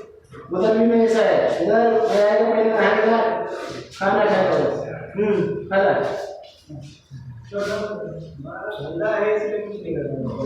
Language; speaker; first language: Hindi; non-native, learner; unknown